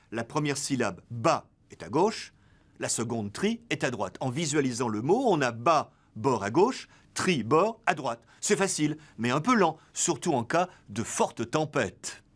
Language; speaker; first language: French; native; French